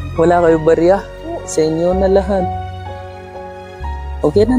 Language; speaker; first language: Filipino; non-native, learner; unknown